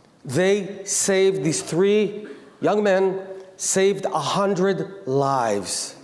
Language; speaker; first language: English; non-native, local second language; Hebrew